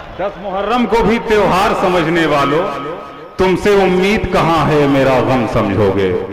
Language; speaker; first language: Urdu; native; Urdu